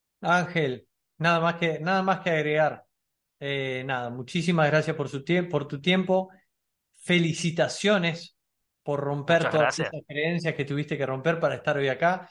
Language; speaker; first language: Spanish; native; Spanish